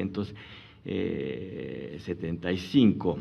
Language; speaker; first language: Spanish; non-native, fluent; Japanese